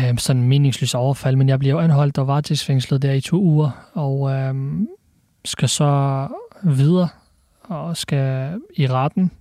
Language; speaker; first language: Danish; early bilingual, other home language; Arabic